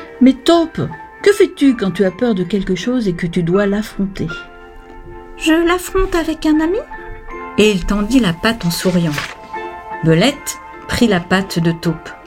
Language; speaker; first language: French; native; French